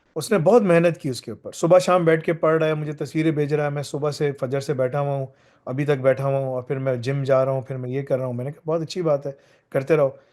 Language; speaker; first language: Urdu; native; Urdu